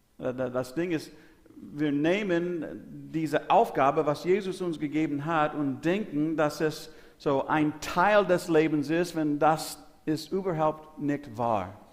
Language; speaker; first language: German; non-native, learner; English